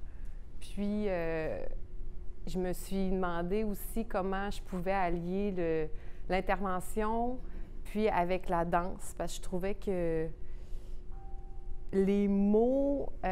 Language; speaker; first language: French; native; French